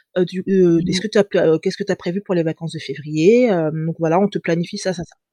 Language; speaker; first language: French; native; French